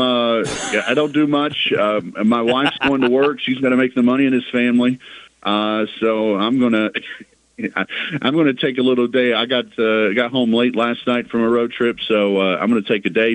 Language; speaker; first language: English; native; English